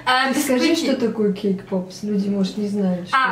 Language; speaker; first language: Russian; native; Russian